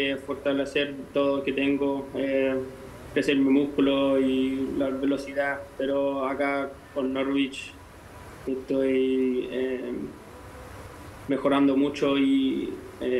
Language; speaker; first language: Spanish; native; Spanish